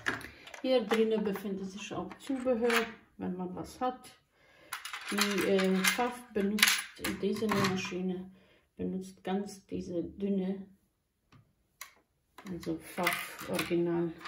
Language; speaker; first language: German; non-native, learner; Croatian